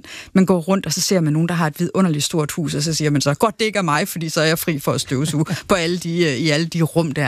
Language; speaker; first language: Danish; native; Danish